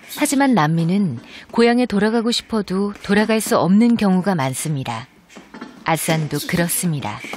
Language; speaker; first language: Korean; native; Korean